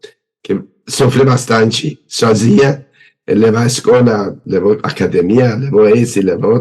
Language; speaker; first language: Portuguese; non-native, learner; Persian